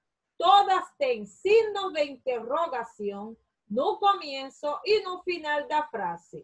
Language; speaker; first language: Spanish; non-native, fluent; Portuguese